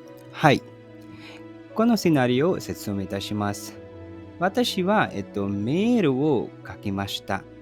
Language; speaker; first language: Japanese; non-native, fluent; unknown